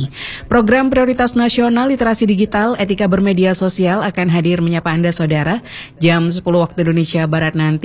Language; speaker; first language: Indonesian; native; Indonesian